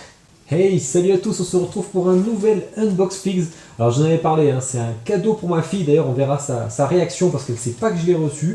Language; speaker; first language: French; native; French